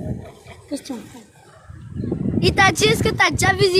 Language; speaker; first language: French; early bilingual, other home language; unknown